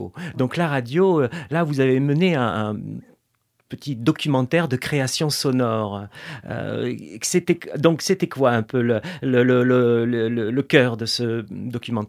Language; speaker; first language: French; native; French